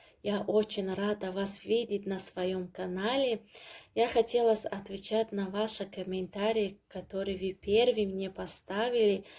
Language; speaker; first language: Russian; non-native, learner; Tajik